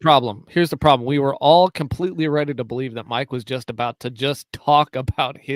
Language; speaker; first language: English; native; English